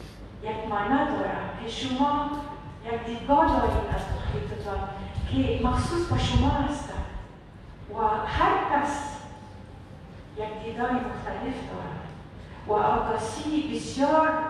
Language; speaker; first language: Persian; non-native, learner; Arabic